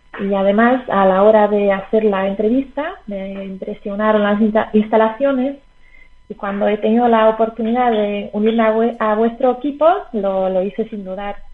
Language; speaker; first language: Spanish; non-native, fluent; Slovak